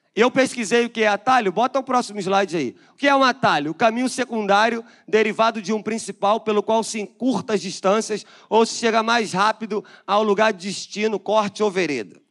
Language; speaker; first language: Portuguese; native; Portuguese